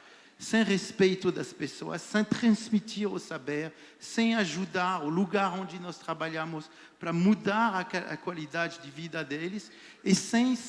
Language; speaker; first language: Portuguese; non-native, fluent; French